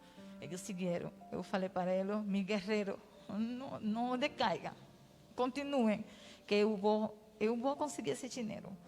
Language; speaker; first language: Portuguese; non-native, learner; Spanish